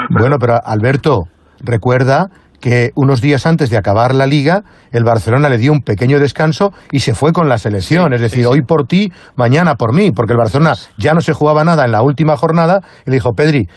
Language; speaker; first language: Spanish; native; Spanish